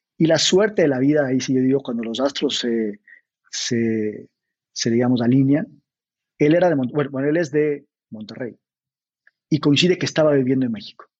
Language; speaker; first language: Spanish; native; Spanish